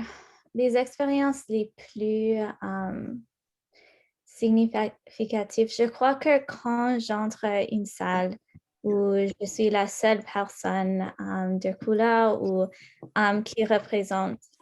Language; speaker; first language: French; non-native, local second language; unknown